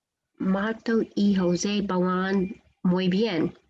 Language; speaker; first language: Spanish; non-native, learner; English